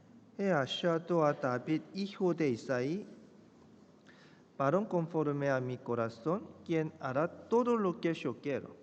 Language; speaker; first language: Spanish; non-native, fluent; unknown